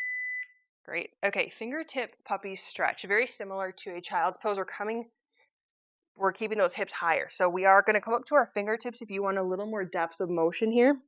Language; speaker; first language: English; native; English